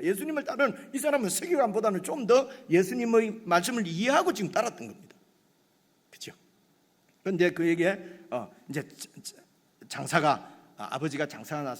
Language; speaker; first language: Korean; native; Korean